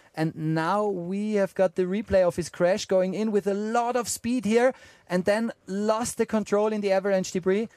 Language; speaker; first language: English; non-native, fluent; German